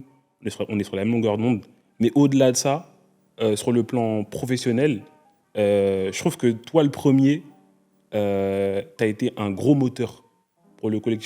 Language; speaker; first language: French; native; French